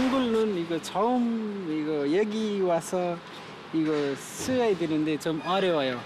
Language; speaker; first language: Korean; non-native, fluent; Nepali